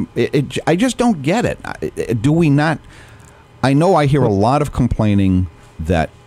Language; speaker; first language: English; native; English